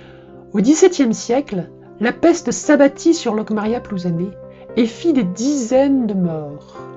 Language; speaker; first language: French; native; French